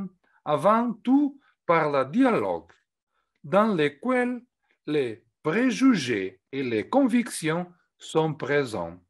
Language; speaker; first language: French; non-native, fluent; Portuguese